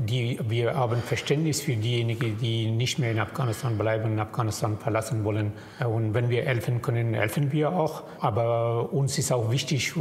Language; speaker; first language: German; non-native, fluent; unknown